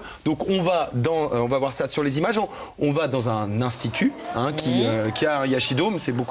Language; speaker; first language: French; native; French